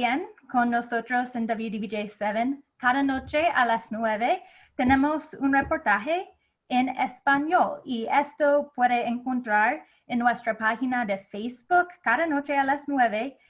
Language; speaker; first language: Spanish; non-native, fluent; English